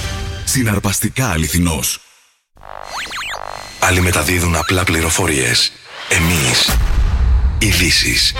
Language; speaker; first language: Greek; native; Greek